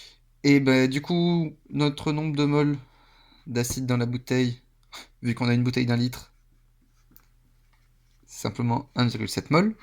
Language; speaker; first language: French; native; French